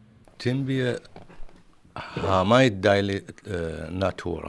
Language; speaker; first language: Danish; non-native, learner; Arabic